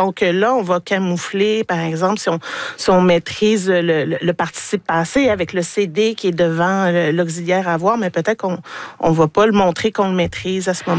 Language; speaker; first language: French; native; French